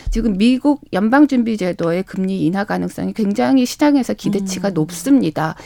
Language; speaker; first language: Korean; native; Korean